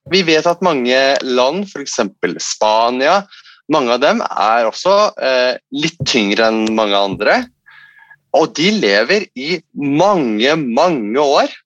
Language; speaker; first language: Norwegian; non-native, fluent; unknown